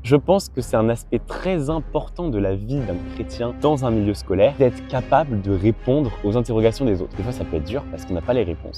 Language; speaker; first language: French; native; French